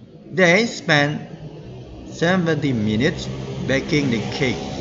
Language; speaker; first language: English; non-native, learner; Indonesian